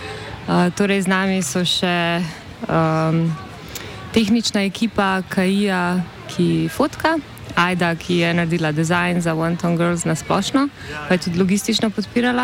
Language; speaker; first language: Slovenian; native; Slovenian